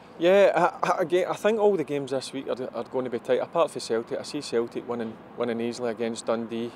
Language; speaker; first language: English; native; English